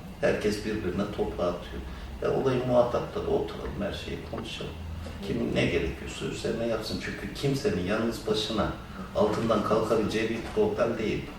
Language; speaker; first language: Turkish; native; Turkish